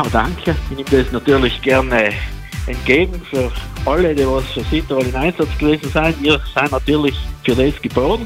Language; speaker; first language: German; native; German